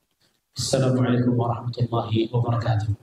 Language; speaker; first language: Arabic; non-native, fluent; Indonesian